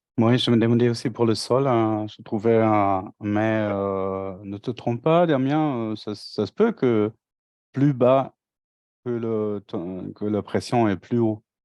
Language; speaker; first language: French; non-native, fluent; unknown